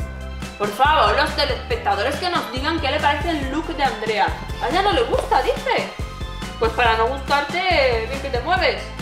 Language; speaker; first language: Spanish; native; Spanish